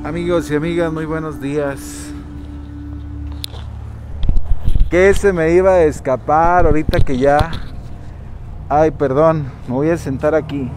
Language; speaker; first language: Spanish; native; Spanish